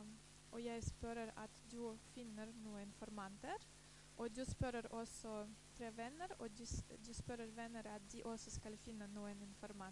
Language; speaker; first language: Norwegian; non-native, fluent; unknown